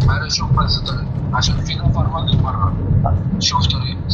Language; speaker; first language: Arabic; non-native, learner; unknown